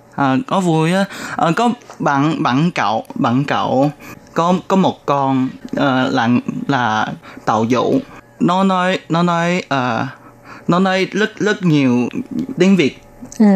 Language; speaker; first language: Vietnamese; non-native, learner; Chinese